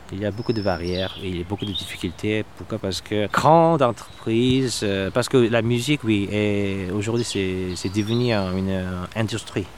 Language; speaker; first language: French; non-native, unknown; Korean